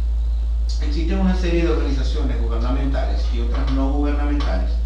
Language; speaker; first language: Spanish; native; Spanish